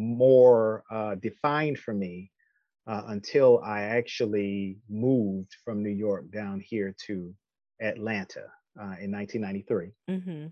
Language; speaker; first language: English; native; English